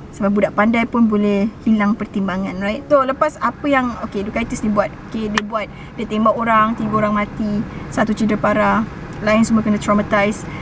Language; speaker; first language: Malay; native; Malay